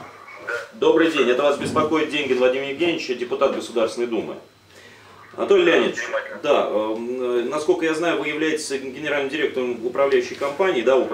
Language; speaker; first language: Russian; native; Russian